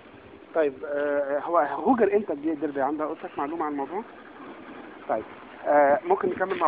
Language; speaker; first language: Arabic; native; Arabic